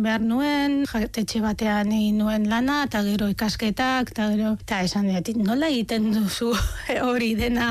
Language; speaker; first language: Basque; non-native, fluent; Arabic